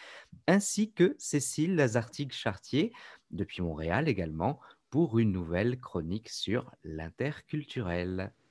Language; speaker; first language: French; native; French